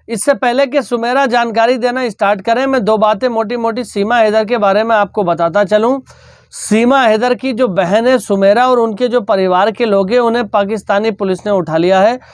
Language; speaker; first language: Hindi; native; Hindi